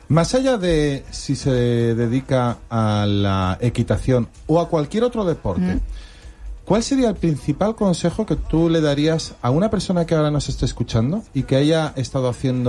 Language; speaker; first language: Spanish; native; Spanish